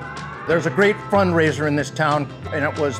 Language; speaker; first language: English; native; English